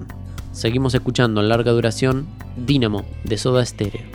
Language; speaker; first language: Spanish; native; Spanish